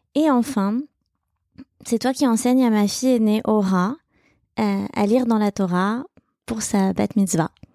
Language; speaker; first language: French; native; French